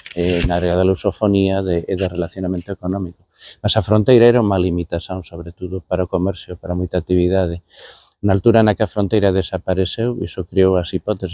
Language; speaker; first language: Galician; native; Galician